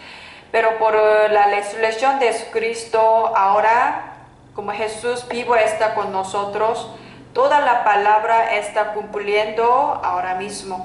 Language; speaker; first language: Spanish; non-native, fluent; Korean